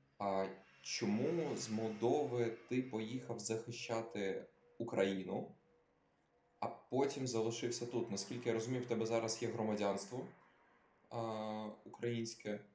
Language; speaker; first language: Ukrainian; native; Ukrainian